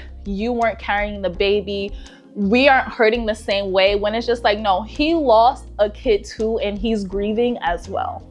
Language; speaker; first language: English; native; English